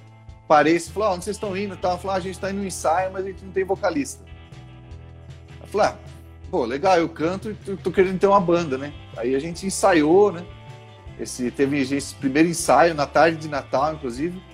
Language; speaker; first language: Portuguese; native; Portuguese